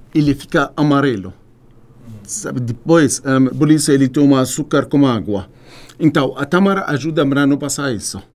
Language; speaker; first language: Portuguese; non-native, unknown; Arabic